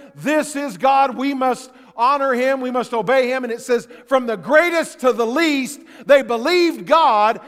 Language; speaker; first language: English; native; English